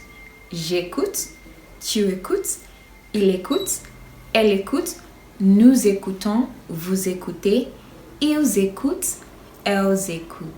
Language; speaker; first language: French; non-native, fluent; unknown